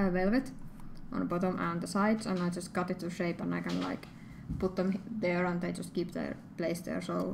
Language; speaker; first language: English; non-native, fluent; Finnish